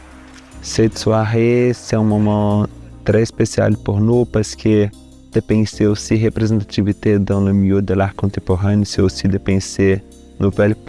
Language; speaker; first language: French; non-native, fluent; Portuguese